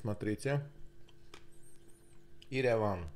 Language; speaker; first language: Russian; non-native, local second language; Azerbaijani